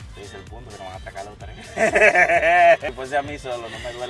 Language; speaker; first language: Spanish; native; Spanish